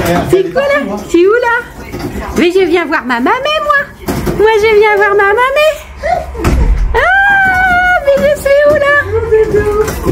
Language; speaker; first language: French; native; French